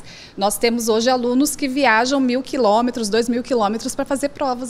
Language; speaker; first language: Portuguese; native; Portuguese